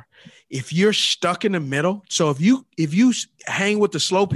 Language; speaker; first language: English; native; English